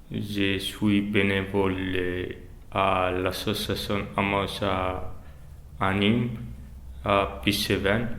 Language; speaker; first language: French; non-native, learner; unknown